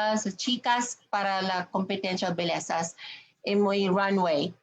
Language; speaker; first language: Spanish; non-native, learner; English